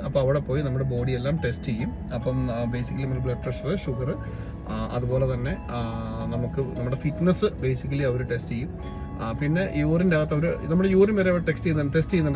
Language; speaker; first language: Malayalam; native; Malayalam